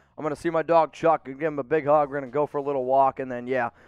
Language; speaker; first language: English; native; English